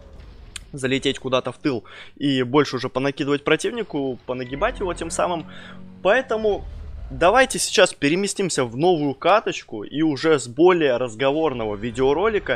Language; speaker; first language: Russian; native; Russian